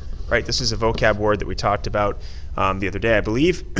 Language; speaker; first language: English; native; English